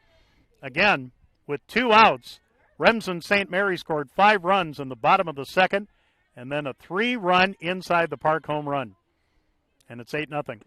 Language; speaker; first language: English; native; English